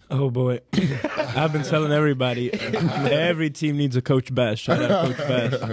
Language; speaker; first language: English; non-native, fluent; Serbian